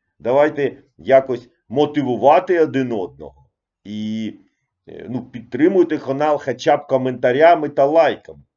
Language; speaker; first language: Ukrainian; non-native, local second language; Russian